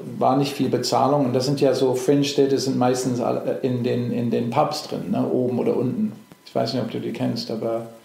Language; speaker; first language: German; early bilingual, other home language; English